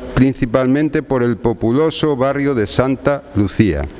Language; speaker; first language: Spanish; non-native, local second language; Galician